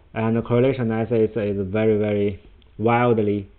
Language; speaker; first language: English; non-native, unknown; Chinese